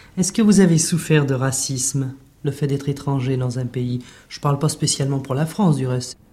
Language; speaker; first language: French; native; French